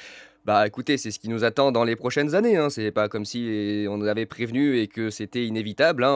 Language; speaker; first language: French; native; French